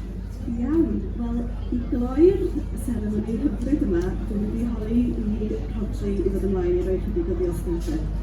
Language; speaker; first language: Welsh; native; Welsh